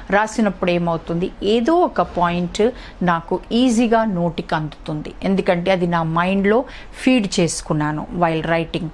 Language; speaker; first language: Telugu; early bilingual, heritage; Telugu